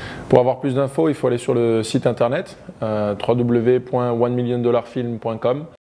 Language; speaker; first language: French; native; French